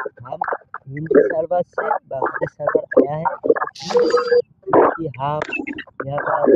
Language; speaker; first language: Hindi; non-native, local second language; Bangla